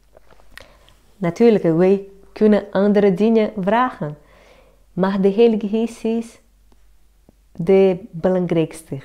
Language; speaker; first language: Dutch; non-native, learner; Portuguese